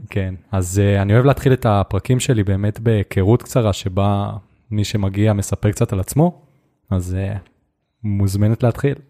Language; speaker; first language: Hebrew; native; Hebrew